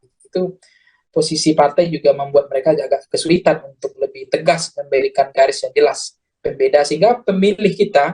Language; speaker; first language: Indonesian; native; Indonesian